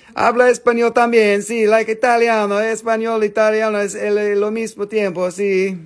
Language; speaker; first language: Spanish; non-native, learner; English